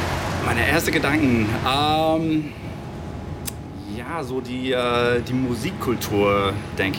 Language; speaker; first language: German; non-native, fluent; English